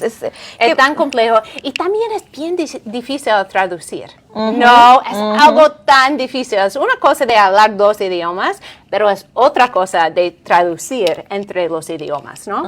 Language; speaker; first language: Spanish; non-native, fluent; English